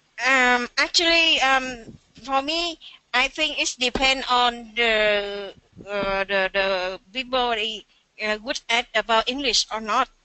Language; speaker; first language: English; non-native, learner; Vietnamese